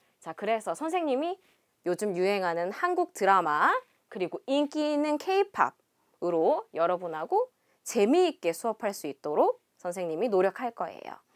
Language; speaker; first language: Korean; native; Korean